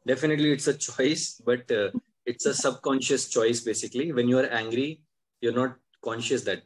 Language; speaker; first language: English; non-native, local second language; Hindi